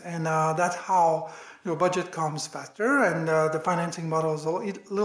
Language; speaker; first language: English; non-native, fluent; French